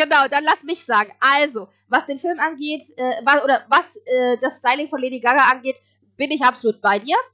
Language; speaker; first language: German; native; German